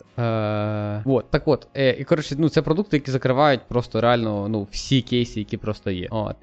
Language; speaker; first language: Ukrainian; non-native, local second language; Russian